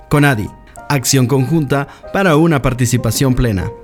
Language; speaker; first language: Spanish; native; Spanish